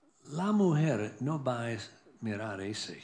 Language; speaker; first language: Spanish; non-native, learner; English